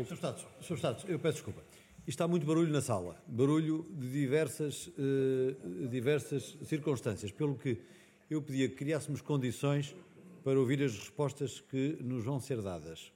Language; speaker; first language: Portuguese; native; Portuguese